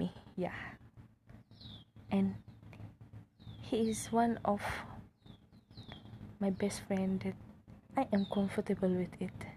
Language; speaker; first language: English; non-native, local second language; Malay